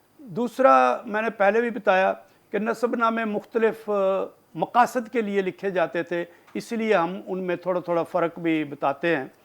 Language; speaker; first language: Urdu; non-native, local second language; Punjabi